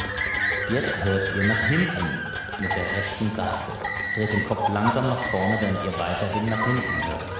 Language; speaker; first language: German; native; German